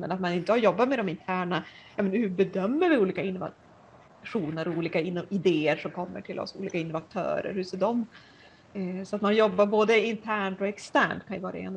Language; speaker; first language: Swedish; native; Swedish